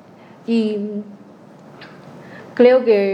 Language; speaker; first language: Spanish; non-native, learner; Chinese